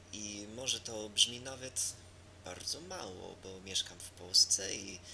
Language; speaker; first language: Polish; non-native, learner; English